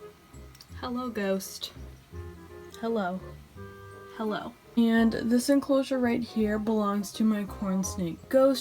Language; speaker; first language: English; native; English